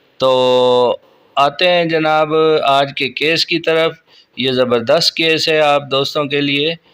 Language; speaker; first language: Urdu; non-native, local second language; Punjabi